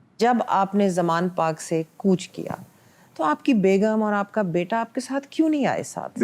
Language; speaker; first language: Urdu; non-native, local second language; Punjabi